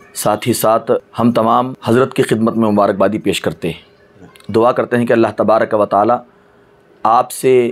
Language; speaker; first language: Urdu; native; Urdu